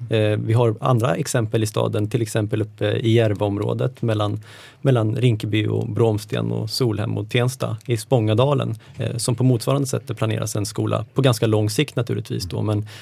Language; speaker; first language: Swedish; native; Swedish